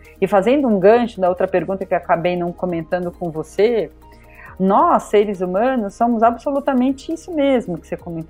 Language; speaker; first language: Portuguese; native; Portuguese